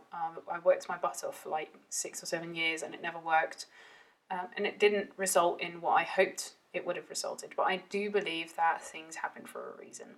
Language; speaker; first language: English; early bilingual, heritage; Dutch